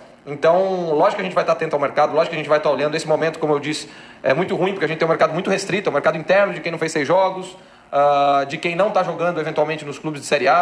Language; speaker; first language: Portuguese; native; Portuguese